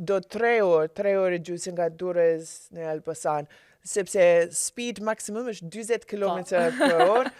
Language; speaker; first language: Albanian; non-native, learner; English